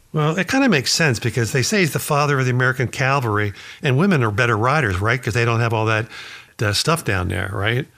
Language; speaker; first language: English; native; English